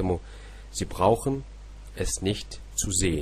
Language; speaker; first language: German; non-native, fluent; Russian